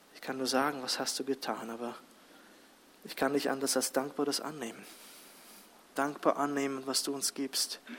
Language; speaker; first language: German; early bilingual, other home language; Russian